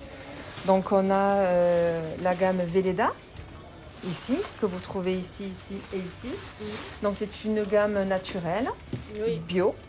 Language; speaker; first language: French; native; French